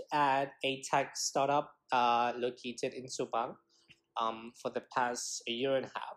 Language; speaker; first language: English; non-native, local second language; Malay